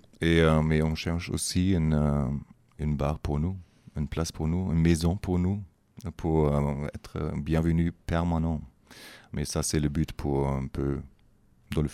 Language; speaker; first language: French; non-native, fluent; German